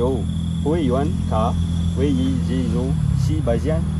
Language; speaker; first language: Chinese; non-native, learner; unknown